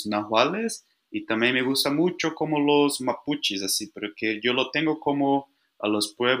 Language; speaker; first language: Spanish; non-native, learner; Portuguese